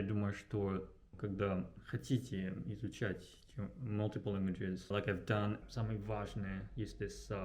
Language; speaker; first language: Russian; non-native, fluent; Japanese